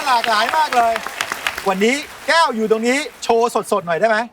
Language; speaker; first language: Thai; native; Thai